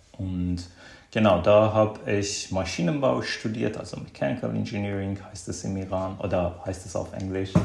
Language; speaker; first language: German; non-native, fluent; Azerbaijani